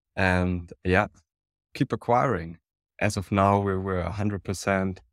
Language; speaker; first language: English; non-native, fluent; German